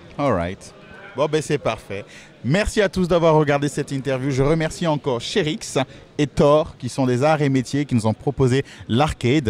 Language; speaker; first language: French; native; French